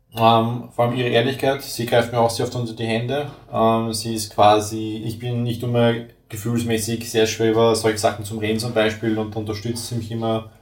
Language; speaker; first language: German; native; German